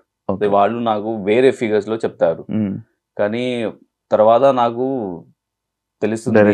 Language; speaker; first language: Telugu; non-native, learner; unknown